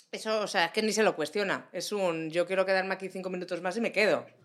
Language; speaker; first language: Spanish; native; Spanish